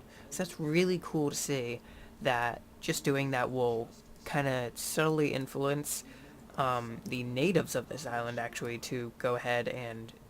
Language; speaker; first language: English; native; English